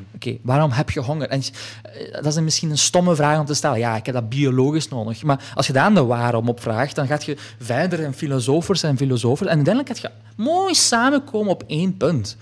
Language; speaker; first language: Dutch; early bilingual, other home language; Polish